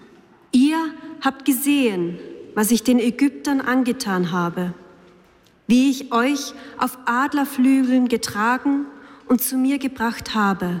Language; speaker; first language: German; native; German